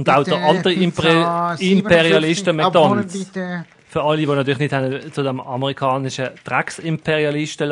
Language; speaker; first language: German; native; German